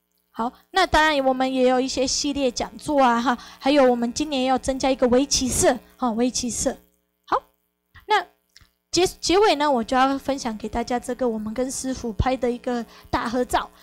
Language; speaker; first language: Chinese; non-native, fluent; Spanish